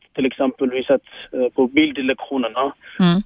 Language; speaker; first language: Swedish; early bilingual, other home language; Tigrinya